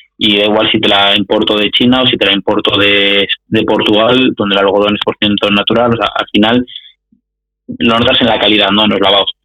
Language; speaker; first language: Spanish; native; Spanish